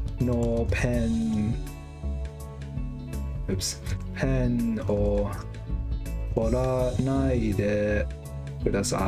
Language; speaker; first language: Japanese; non-native, learner; English